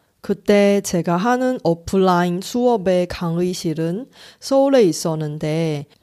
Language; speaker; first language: Korean; non-native, fluent; Chinese